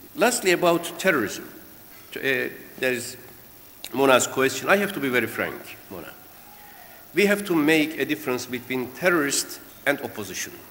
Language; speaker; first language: English; non-native, fluent; Turkish